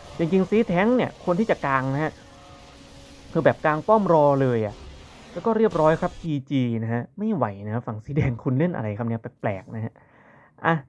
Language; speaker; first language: Thai; native; Thai